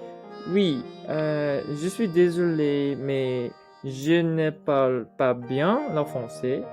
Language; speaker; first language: French; non-native, learner; English